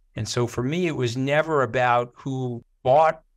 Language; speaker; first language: English; native; English